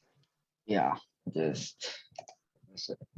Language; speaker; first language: English; non-native, learner; Korean